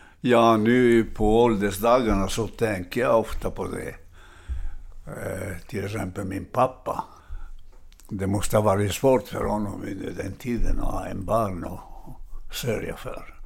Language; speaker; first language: Swedish; non-native, fluent; Italian